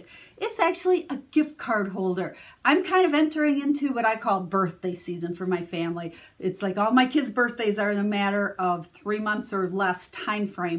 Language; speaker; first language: English; native; English